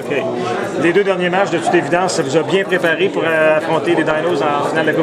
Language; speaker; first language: French; native; French